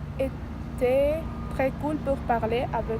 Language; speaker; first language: French; non-native, learner; Spanish